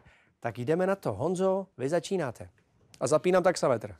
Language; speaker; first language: Czech; native; Czech